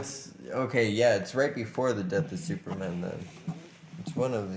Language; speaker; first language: English; native; English